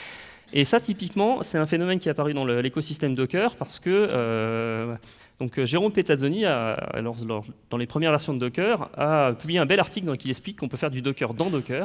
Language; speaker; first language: French; native; French